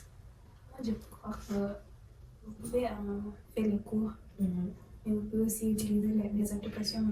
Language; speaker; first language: French; non-native, fluent; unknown